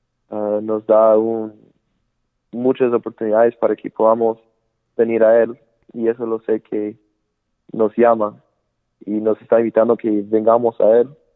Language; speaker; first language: Spanish; non-native, fluent; English